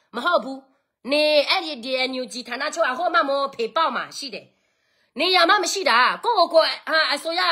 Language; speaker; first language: Burmese; native; Burmese